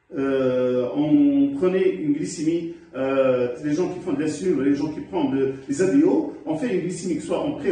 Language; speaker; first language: French; non-native, local second language; Arabic